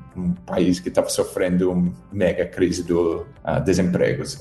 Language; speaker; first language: Portuguese; non-native, fluent; English